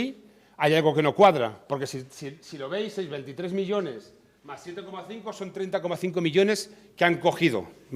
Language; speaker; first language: Spanish; native; Spanish